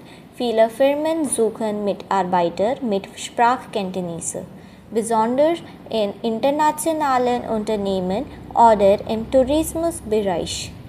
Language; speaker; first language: German; non-native, learner; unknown